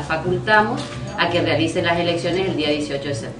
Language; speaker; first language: Spanish; native; Spanish